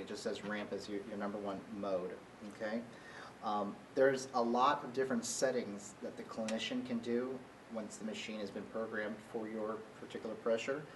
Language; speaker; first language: English; native; English